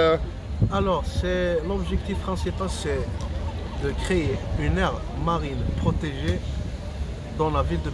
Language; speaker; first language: French; non-native, local second language; Kabyle